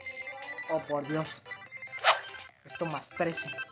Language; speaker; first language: Spanish; native; Spanish